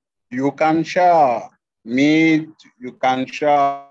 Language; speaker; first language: English; non-native, learner; French